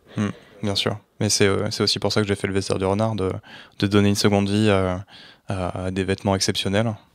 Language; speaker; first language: French; native; French